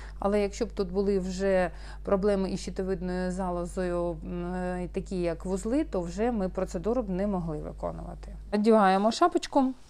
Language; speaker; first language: Ukrainian; non-native, local second language; Russian